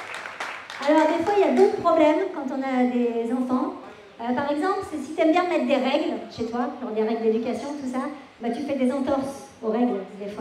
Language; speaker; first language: French; native; French